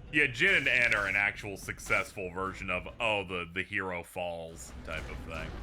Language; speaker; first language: English; native; English